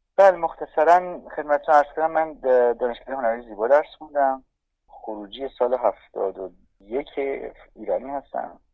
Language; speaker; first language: Persian; native; Persian